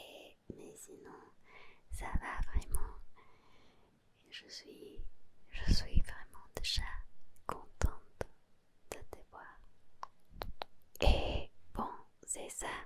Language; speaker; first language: French; non-native, learner; Spanish